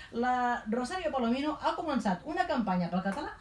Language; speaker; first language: Catalan; native; Catalan